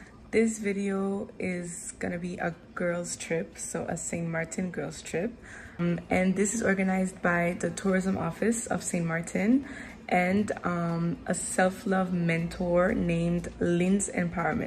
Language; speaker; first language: English; non-native, local second language; French